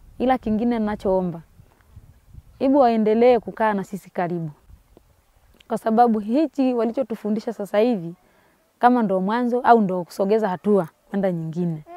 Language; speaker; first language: Swahili; non-native, local second language; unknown